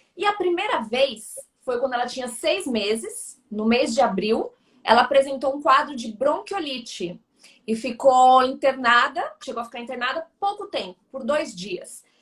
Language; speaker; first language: Portuguese; native; Portuguese